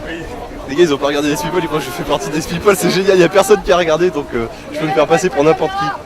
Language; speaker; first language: French; native; French